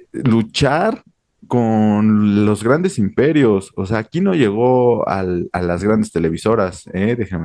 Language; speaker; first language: Spanish; native; Spanish